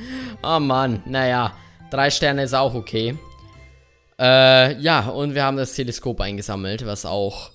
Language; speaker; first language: German; native; German